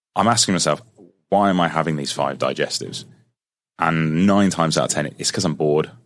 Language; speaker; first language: English; native; English